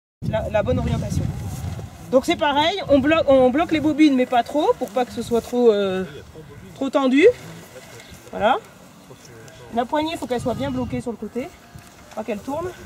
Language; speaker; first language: French; native; French